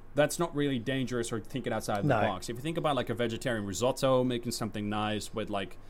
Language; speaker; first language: English; non-native, fluent; Dutch